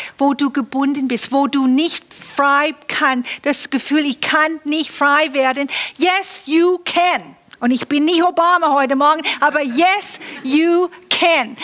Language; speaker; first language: German; non-native, fluent; English